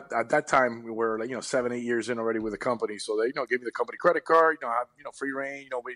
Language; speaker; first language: English; early bilingual, other home language; Spanish